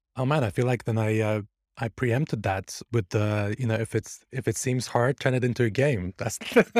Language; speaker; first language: English; early bilingual, other home language; Persian